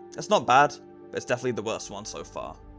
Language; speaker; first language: English; native; English